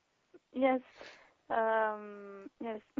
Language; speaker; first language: English; non-native, learner; French